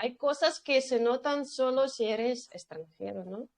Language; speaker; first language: Spanish; non-native, fluent; Russian